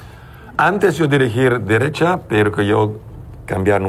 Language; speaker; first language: Spanish; non-native, learner; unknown